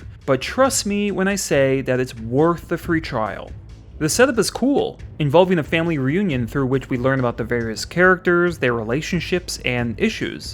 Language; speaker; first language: English; native; English